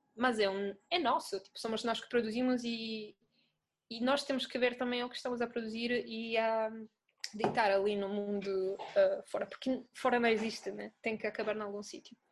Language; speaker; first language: Portuguese; non-native, fluent; Italian